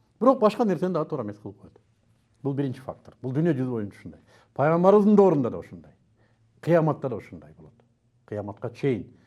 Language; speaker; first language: Kyrgyz; native; Kyrgyz